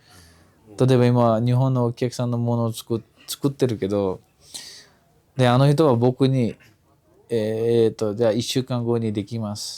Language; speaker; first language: Japanese; non-native, fluent; Kashmiri